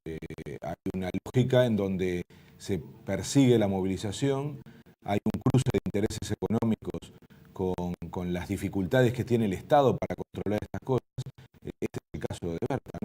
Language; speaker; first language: Spanish; native; Spanish